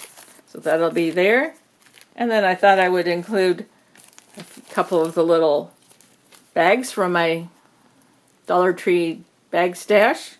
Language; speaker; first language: English; native; English